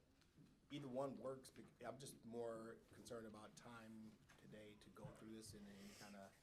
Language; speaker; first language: English; native; English